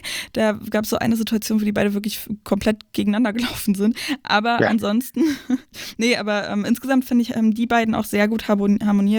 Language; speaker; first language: German; native; German